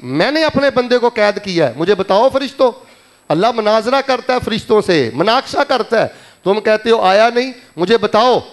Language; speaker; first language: Urdu; non-native, local second language; Punjabi